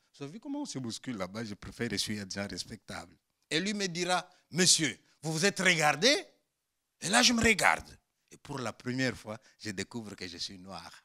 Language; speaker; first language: French; non-native, local second language; Luba-Lulua